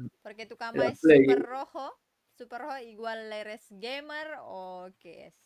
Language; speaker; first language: Spanish; non-native, learner; Indonesian